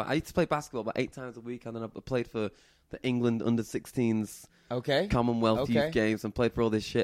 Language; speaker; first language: English; native; English